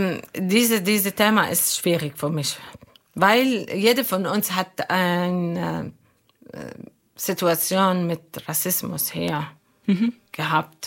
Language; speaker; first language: German; non-native, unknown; Arabic